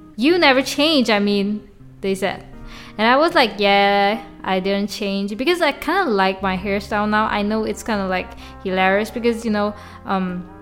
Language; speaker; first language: English; non-native, local second language; Chinese